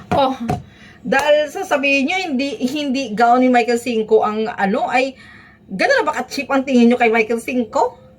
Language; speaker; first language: Filipino; native; Filipino